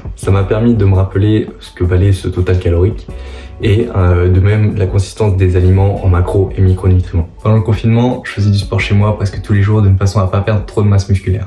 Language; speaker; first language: French; native; French